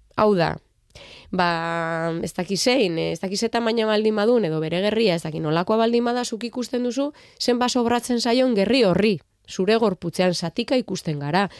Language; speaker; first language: Basque; non-native, local second language; Spanish